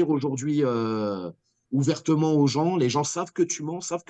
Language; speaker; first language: French; native; French